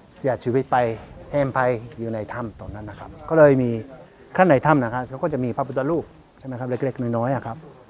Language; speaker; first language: Thai; native; Thai